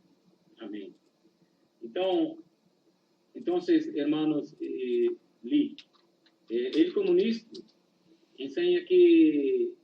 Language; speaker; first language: Spanish; non-native, learner; Portuguese